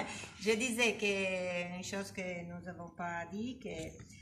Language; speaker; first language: French; non-native, learner; Italian